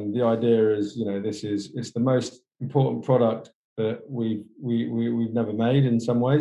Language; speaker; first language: English; native; English